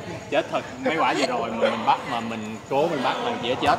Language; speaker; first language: Vietnamese; native; Vietnamese